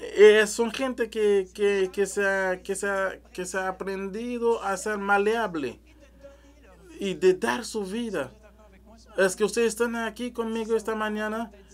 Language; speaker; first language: Spanish; non-native, learner; French